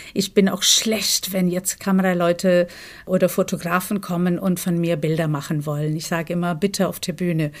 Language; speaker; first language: German; non-native, fluent; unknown